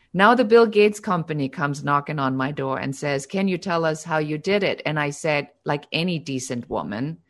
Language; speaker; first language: English; non-native, fluent; German